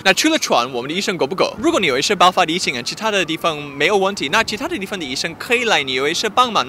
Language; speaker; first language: Chinese; non-native, fluent; English